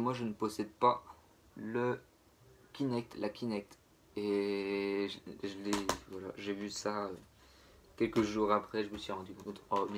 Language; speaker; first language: French; native; French